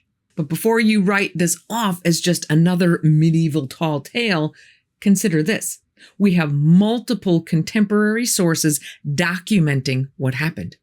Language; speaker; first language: English; native; English